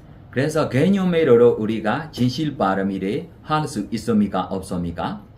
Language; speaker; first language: Korean; non-native, fluent; Burmese